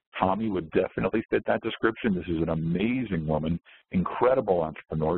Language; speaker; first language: English; native; English